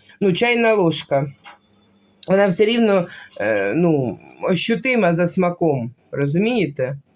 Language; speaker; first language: Ukrainian; non-native, local second language; Russian